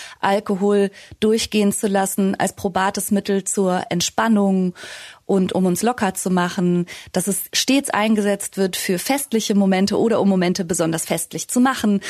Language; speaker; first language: German; native; German